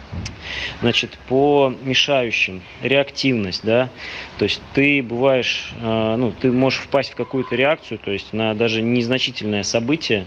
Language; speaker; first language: Russian; native; Russian